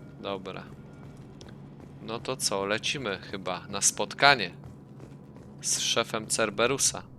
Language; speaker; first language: Polish; native; Polish